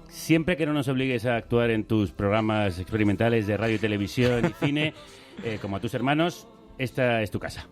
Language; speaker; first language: Spanish; native; Spanish